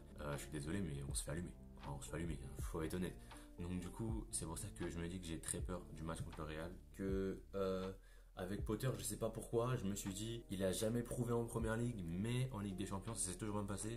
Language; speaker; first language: French; native; French